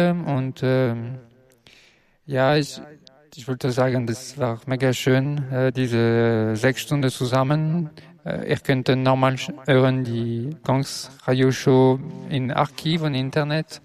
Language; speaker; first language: German; non-native, learner; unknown